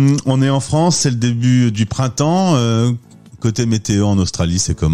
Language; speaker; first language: French; native; French